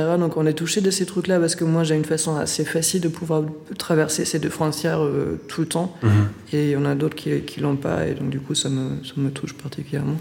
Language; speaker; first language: French; non-native, fluent; German